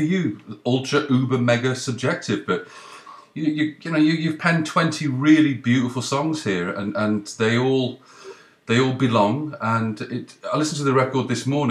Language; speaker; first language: English; native; English